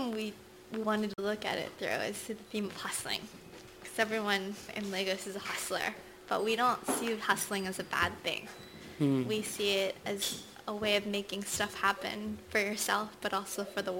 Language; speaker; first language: English; native; English